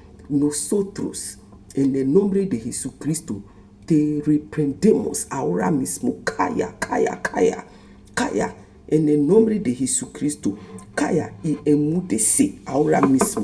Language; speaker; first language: Spanish; non-native, fluent; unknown